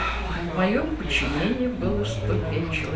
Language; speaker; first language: Russian; native; Russian